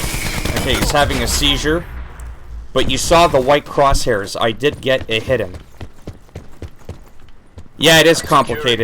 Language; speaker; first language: English; native; English